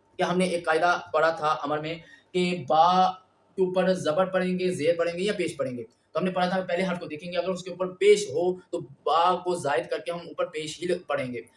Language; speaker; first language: Urdu; native; Urdu